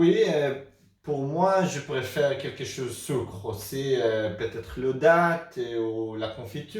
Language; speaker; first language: French; non-native, learner; Hebrew